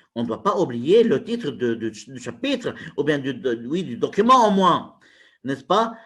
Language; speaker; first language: French; non-native, local second language; Arabic